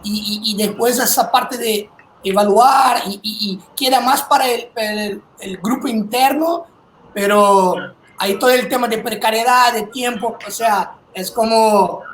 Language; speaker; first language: Spanish; non-native, fluent; Portuguese